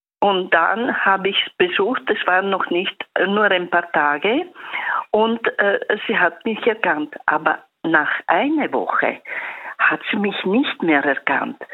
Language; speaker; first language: German; non-native, fluent; Italian